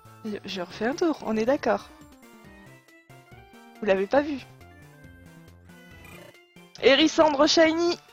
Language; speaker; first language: French; native; French